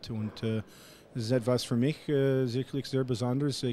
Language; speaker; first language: German; non-native, fluent; English